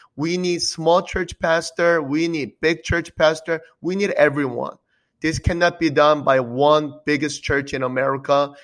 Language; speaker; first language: English; early bilingual, other home language; Korean